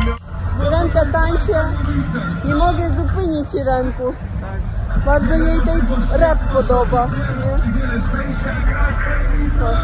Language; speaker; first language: Polish; non-native, local second language; Ukrainian